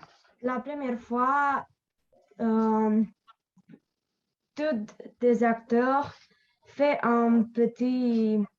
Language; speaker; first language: French; non-native, learner; Romanian